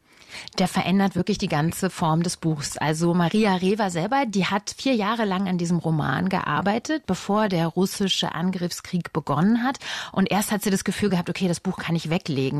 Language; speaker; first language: German; native; German